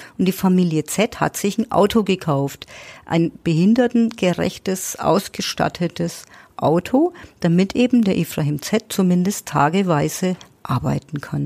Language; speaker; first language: German; native; German